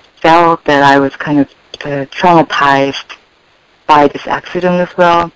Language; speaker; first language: English; non-native, fluent; Korean